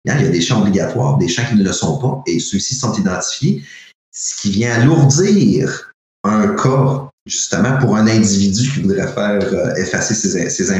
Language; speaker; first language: French; native; French